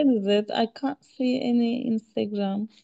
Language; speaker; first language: English; non-native, fluent; Turkish